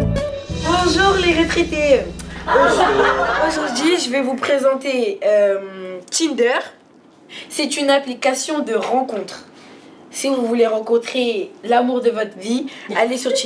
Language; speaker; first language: French; native; French